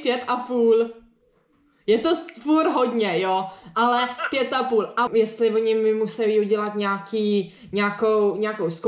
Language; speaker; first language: Czech; early bilingual, heritage; Czech